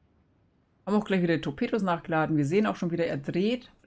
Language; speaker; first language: German; native; German